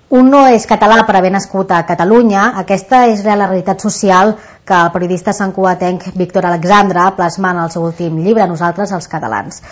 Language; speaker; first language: Catalan; native; Catalan